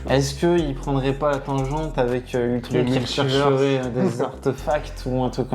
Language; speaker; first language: French; native; French